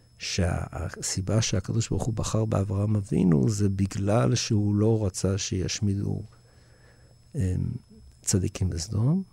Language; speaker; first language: Hebrew; early bilingual, other home language; English